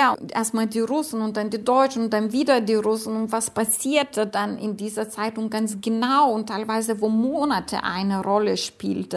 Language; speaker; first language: German; non-native, fluent; Lithuanian